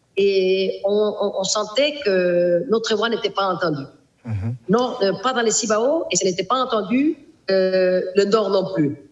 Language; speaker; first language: French; non-native, fluent; Spanish